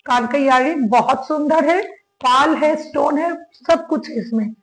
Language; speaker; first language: Hindi; non-native, local second language; Bangla